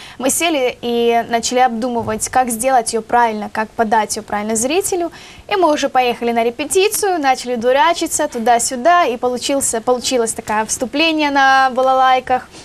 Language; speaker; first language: Russian; native; Russian